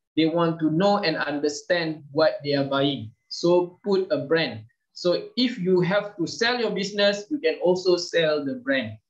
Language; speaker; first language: English; non-native, local second language; Malay